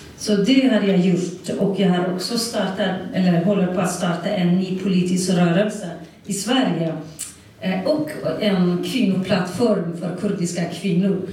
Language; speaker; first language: Swedish; non-native, fluent; Central Kurdish